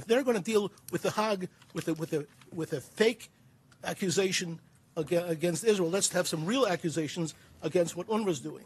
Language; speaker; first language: English; native; English